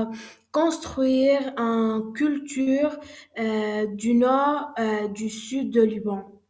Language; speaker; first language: French; non-native, learner; Arabic